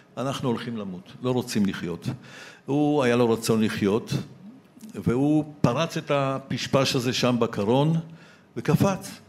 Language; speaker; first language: Hebrew; early bilingual, other home language; Polish